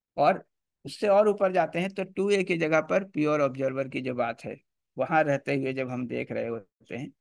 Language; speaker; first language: Hindi; native; Hindi